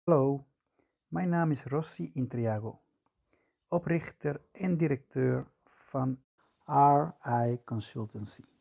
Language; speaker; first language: Dutch; non-native, fluent; Spanish